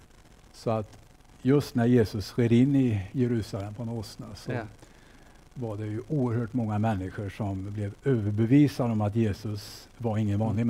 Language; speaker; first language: Swedish; native; Swedish